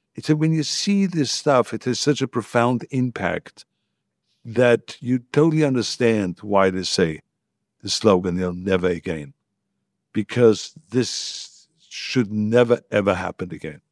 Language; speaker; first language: English; non-native, fluent; German